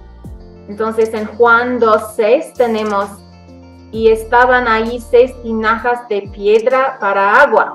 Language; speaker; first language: Spanish; non-native, fluent; English